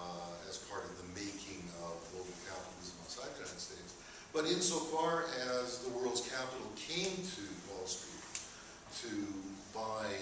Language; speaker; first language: English; native; English